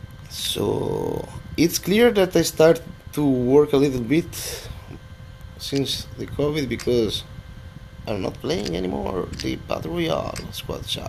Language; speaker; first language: English; non-native, fluent; Italian